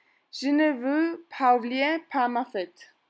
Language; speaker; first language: French; non-native, learner; Spanish